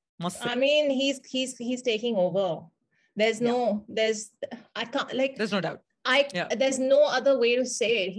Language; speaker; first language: English; non-native, local second language; Hindi